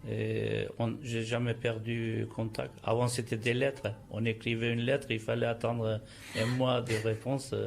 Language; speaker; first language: French; non-native, fluent; Turkish